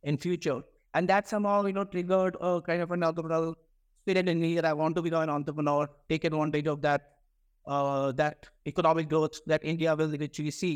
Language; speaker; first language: English; non-native, local second language; Hindi